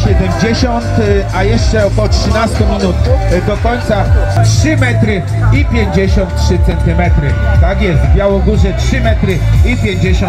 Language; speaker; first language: Polish; native; Polish